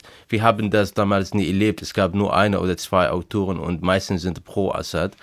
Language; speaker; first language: German; non-native, fluent; Arabic